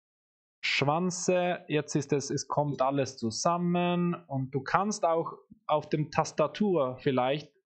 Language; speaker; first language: German; non-native, fluent; Swedish